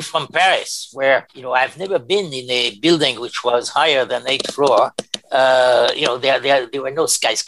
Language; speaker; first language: English; non-native, fluent; French